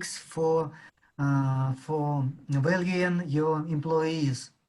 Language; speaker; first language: English; non-native, learner; Russian